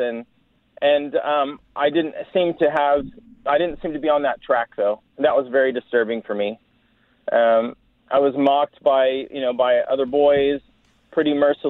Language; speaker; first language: English; native; English